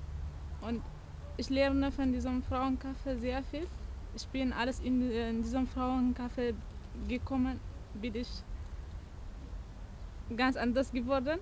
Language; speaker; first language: German; non-native, learner; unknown